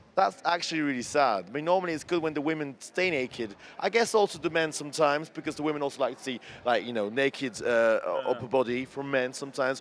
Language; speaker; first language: English; non-native, fluent; German